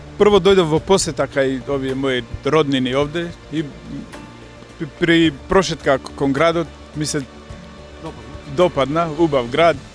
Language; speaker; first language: Macedonian; non-native, local second language; Albanian